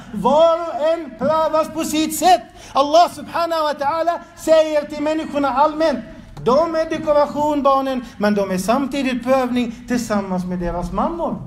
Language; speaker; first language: Swedish; non-native, fluent; Arabic